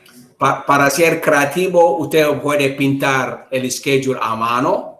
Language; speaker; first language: Spanish; non-native, learner; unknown